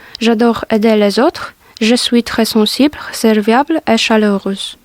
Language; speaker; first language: French; non-native, learner; Polish